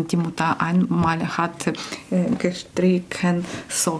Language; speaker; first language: German; non-native, learner; Ukrainian